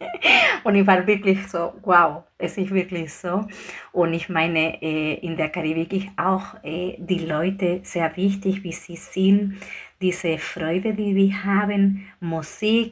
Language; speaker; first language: German; non-native, fluent; Spanish